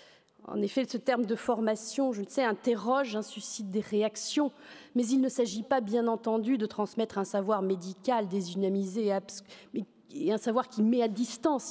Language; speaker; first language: French; native; French